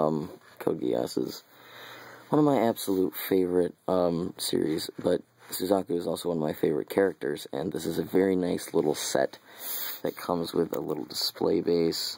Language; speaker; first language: English; native; English